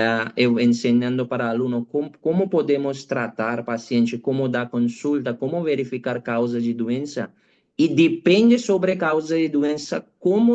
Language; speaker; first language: Portuguese; non-native, learner; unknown